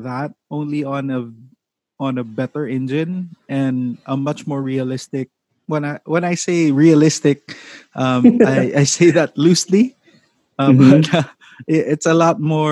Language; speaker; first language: English; non-native, local second language; Cebuano